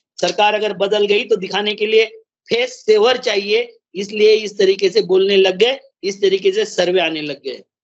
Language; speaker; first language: Hindi; non-native, local second language; Marathi